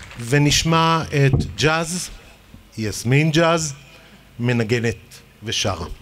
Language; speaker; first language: Hebrew; native; Hebrew